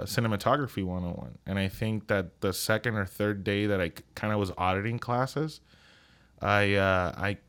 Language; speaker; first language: English; non-native, fluent; Spanish